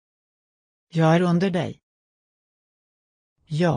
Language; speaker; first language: Swedish; non-native, learner; English